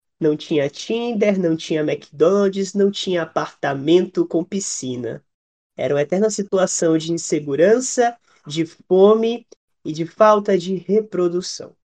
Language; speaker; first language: Portuguese; native; Portuguese